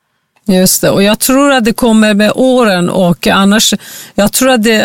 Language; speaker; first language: Swedish; non-native, fluent; Persian